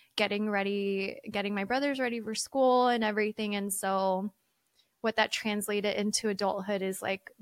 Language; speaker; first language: English; early bilingual, other home language; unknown